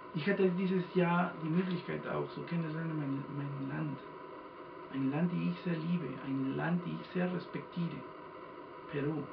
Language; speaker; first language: German; non-native, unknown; Spanish